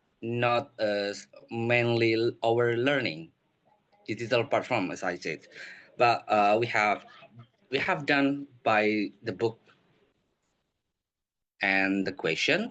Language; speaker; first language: English; non-native, learner; Indonesian